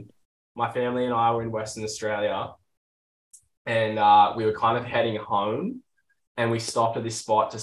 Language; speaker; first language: English; native; English